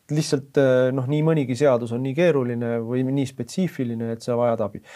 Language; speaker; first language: Estonian; native; Estonian